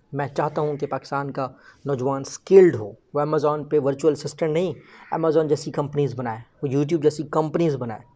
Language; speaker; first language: Urdu; non-native, local second language; Baluchi